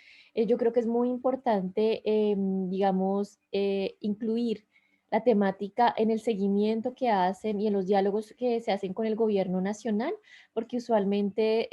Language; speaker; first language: Spanish; native; Spanish